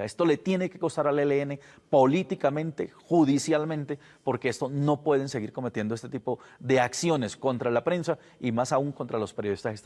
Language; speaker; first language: Spanish; native; Spanish